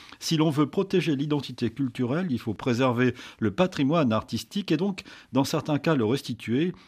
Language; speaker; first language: French; native; French